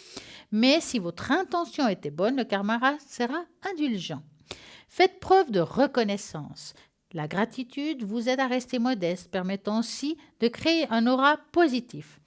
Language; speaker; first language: French; native; French